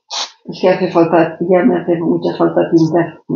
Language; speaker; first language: Spanish; native; Spanish